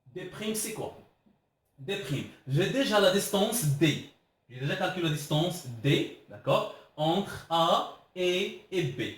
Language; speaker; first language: French; non-native, local second language; Arabic